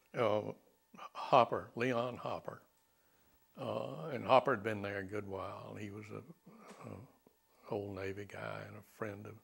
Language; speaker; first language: English; native; English